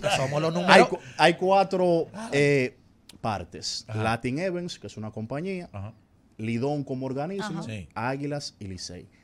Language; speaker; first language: Spanish; native; Spanish